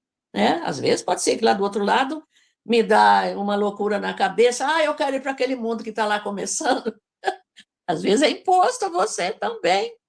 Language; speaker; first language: Portuguese; native; Portuguese